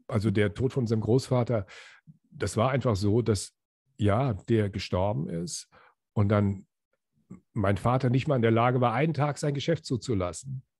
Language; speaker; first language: German; native; German